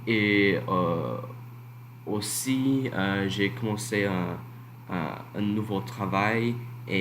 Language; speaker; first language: French; non-native, learner; English